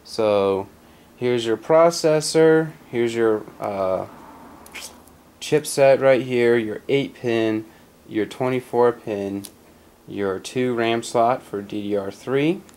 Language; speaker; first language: English; native; English